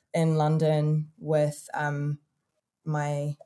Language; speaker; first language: English; native; English